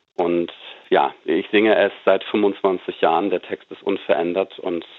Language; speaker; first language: German; native; German